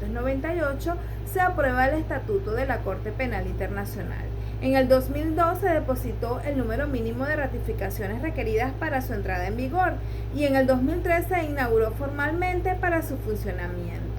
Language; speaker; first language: Spanish; native; Spanish